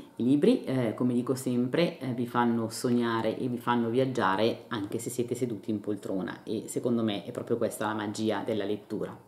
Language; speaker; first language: Italian; native; Italian